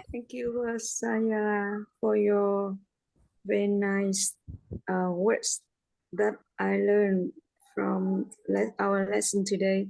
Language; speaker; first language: English; non-native, learner; Vietnamese